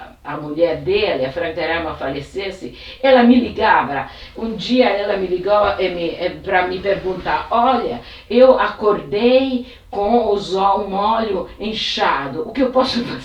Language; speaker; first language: Portuguese; non-native, fluent; Italian